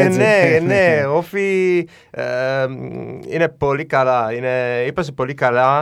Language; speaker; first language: Greek; non-native, learner; Italian